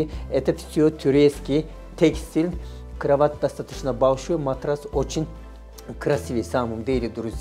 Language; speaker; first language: Russian; non-native, fluent; Turkish